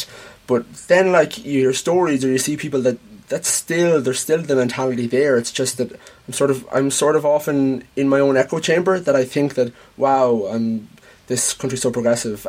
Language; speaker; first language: English; native; English